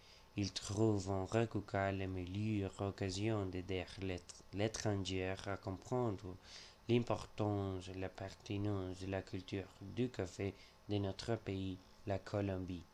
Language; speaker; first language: French; non-native, learner; Spanish